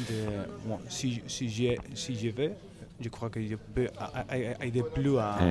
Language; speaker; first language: French; non-native, learner; Spanish